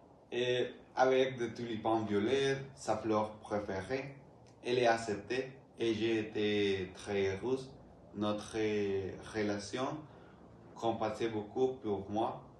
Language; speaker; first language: French; non-native, learner; Spanish